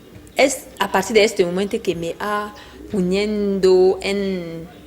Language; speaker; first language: Spanish; non-native, learner; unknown